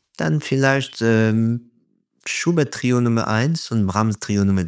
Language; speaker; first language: German; non-native, fluent; French